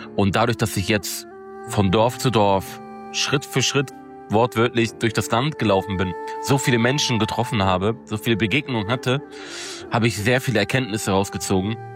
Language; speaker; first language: German; native; German